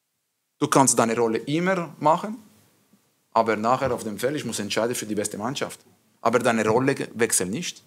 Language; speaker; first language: German; non-native, learner; French